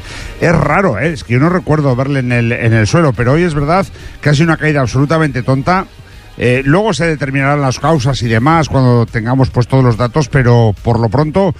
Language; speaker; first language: Spanish; native; Spanish